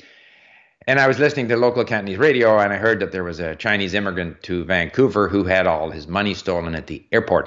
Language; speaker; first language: English; native; English